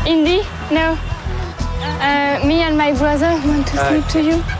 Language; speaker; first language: English; non-native, learner; French